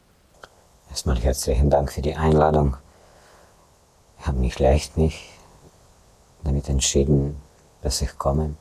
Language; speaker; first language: German; non-native, fluent; Russian